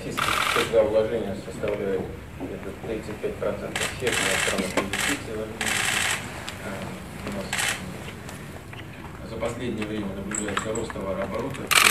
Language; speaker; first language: Russian; native; Russian